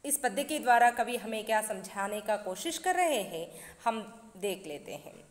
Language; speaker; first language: Hindi; non-native, local second language; Kannada